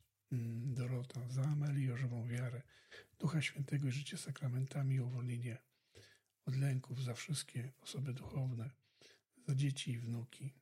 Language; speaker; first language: Polish; native; Polish